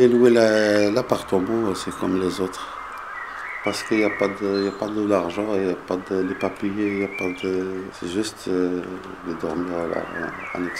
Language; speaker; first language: French; non-native, learner; Arabic